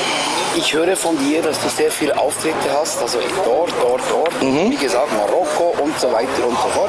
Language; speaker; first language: German; native; German